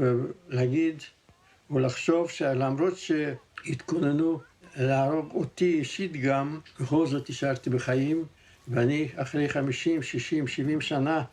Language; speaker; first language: Hebrew; non-native, fluent; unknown